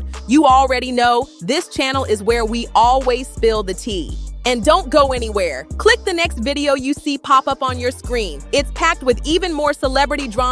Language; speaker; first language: English; native; English